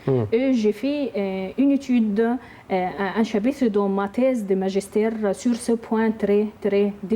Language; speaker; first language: French; non-native, learner; Arabic